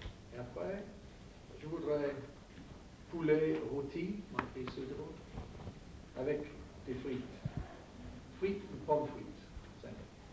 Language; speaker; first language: French; non-native, fluent; English